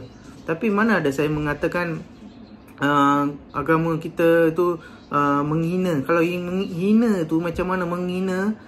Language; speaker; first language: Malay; non-native, local second language; Tamil